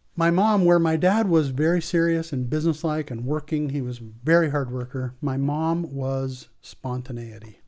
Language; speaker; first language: English; native; English